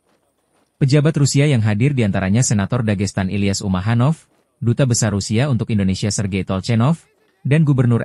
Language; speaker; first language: Indonesian; native; Indonesian